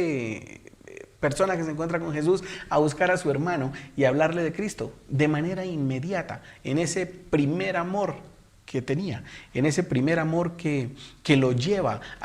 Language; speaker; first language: Spanish; native; Spanish